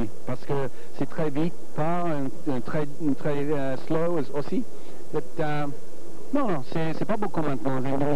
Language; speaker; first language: French; non-native, learner; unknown